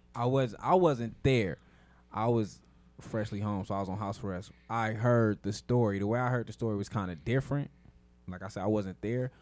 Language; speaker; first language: English; native; English